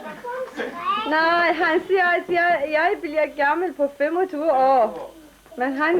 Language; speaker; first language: Danish; non-native, learner; Persian